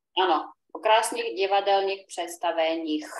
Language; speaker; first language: Czech; non-native, fluent; Ukrainian